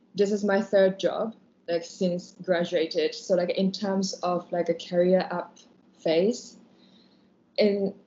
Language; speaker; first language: English; non-native, fluent; Japanese